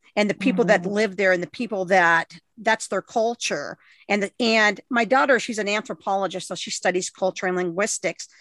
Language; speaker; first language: English; native; English